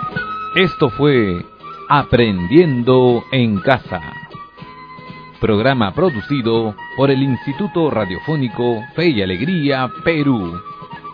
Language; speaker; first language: Spanish; native; Spanish